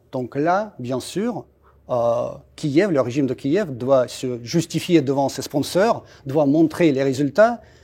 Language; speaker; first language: French; non-native, fluent; Russian